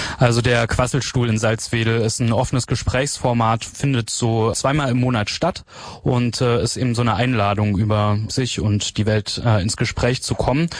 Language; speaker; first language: German; native; German